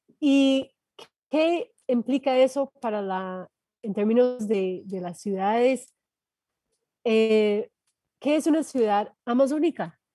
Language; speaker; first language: Spanish; non-native, fluent; English